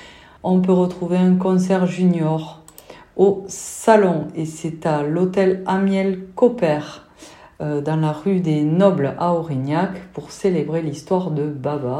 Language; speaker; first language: French; native; French